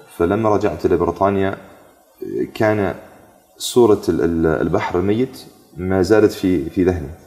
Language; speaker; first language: Arabic; non-native, fluent; English